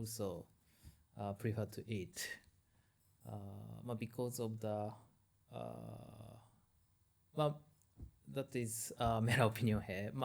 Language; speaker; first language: English; non-native, learner; Japanese